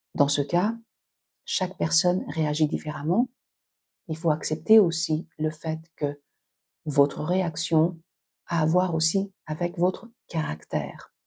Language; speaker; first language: French; native; French